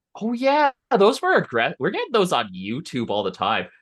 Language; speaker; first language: English; native; English